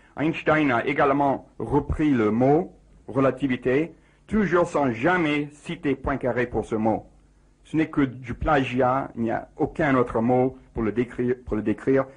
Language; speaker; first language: French; non-native, fluent; English